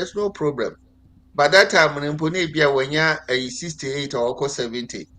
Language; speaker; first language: English; non-native, local second language; Akan